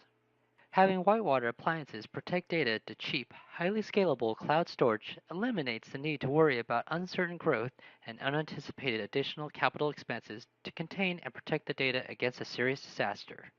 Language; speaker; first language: English; native; English